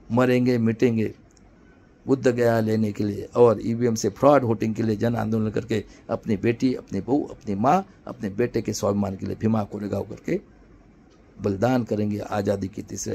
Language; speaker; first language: Hindi; non-native, local second language; Marathi